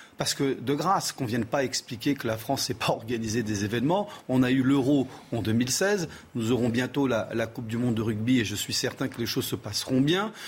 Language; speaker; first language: French; early bilingual, other home language; Portuguese